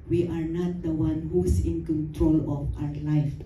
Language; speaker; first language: English; non-native, local second language; Filipino